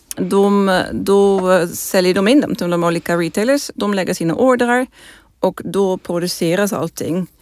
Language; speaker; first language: Swedish; non-native, fluent; Dutch